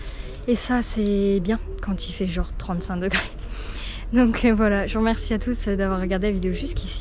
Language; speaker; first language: French; native; French